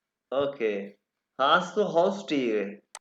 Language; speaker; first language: German; non-native, learner; Urdu